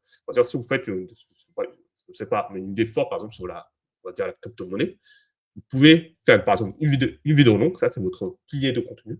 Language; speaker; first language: French; native; French